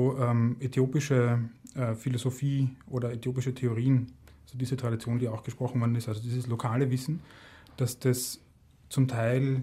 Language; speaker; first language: German; native; German